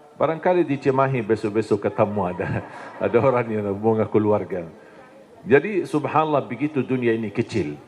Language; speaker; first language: Indonesian; non-native, fluent; Arabic